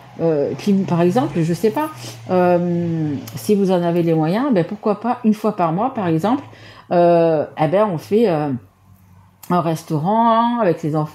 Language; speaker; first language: French; native; French